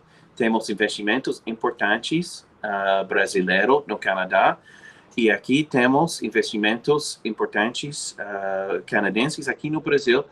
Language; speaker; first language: Portuguese; non-native, fluent; English